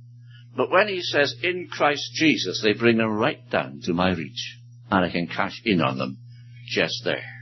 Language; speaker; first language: English; native; English